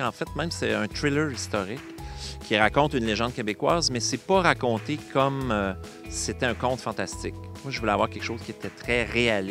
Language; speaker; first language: French; native; French